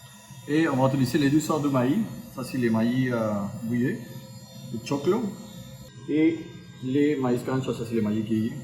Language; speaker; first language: French; non-native, fluent; Spanish